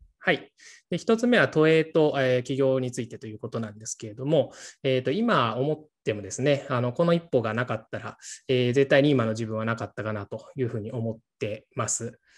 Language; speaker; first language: Japanese; native; Japanese